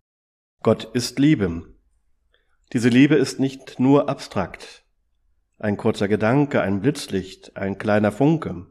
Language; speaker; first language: German; native; German